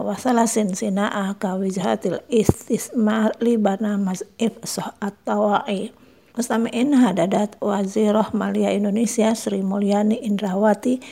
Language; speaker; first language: Arabic; non-native, fluent; Indonesian